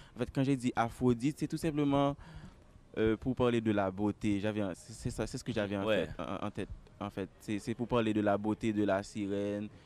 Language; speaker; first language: French; native; French